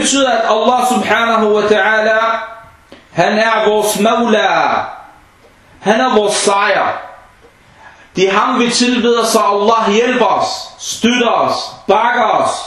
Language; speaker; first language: Danish; non-native, fluent; Arabic